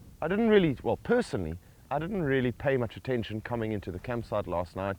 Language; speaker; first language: English; native; English